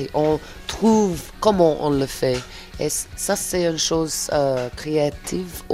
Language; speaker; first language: French; non-native, fluent; English